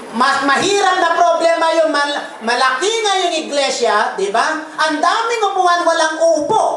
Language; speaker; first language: Filipino; non-native, local second language; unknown